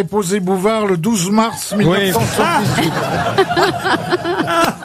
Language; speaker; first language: French; native; French